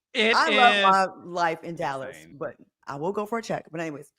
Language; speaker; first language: English; native; English